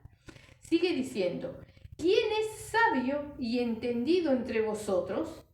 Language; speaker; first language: Spanish; native; Spanish